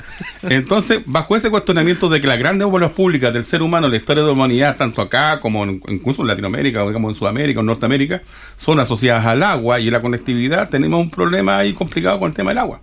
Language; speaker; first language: Spanish; native; Spanish